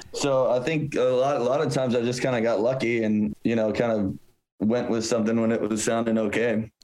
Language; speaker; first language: English; native; English